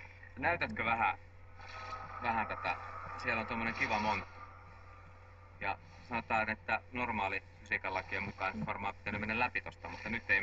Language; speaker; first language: Finnish; native; Finnish